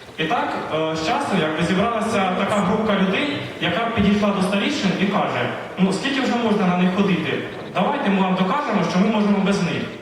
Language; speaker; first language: Ukrainian; native; Ukrainian